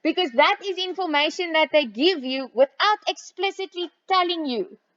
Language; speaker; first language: English; non-native, local second language; Afrikaans